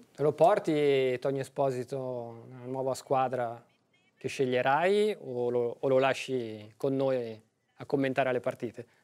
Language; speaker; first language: Italian; native; Italian